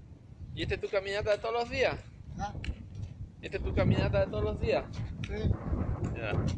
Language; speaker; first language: Spanish; native; Spanish